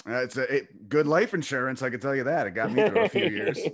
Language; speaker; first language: English; native; English